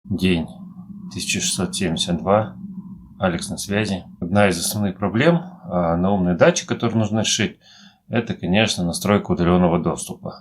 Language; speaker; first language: Russian; native; Russian